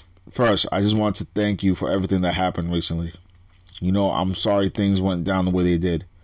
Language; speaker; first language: English; native; English